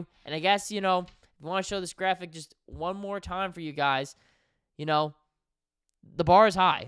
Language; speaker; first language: English; native; English